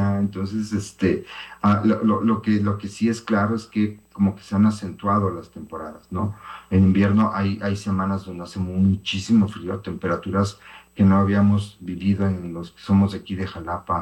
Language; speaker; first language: Spanish; native; Spanish